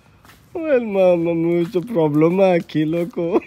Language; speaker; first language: Spanish; non-native, learner; Telugu